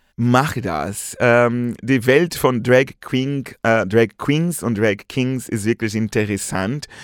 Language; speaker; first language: German; non-native, fluent; Portuguese